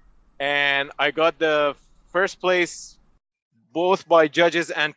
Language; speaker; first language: English; non-native, fluent; Persian